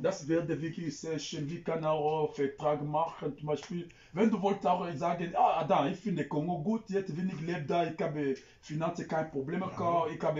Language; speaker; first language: German; non-native, learner; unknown